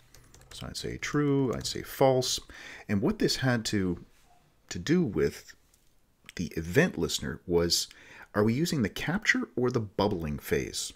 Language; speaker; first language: English; native; English